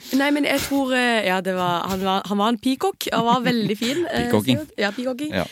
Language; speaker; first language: Norwegian; early bilingual, heritage; Norwegian